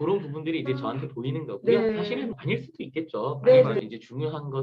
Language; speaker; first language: Korean; native; Korean